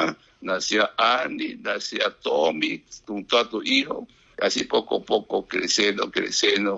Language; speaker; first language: Spanish; non-native, learner; Chinese